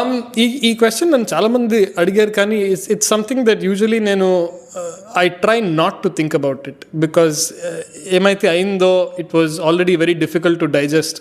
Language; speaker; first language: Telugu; early bilingual, heritage; Telugu